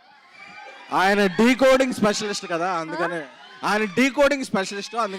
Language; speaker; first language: Telugu; native; Telugu